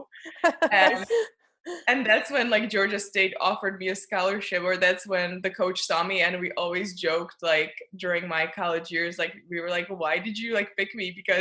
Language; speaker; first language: English; non-native, fluent; Czech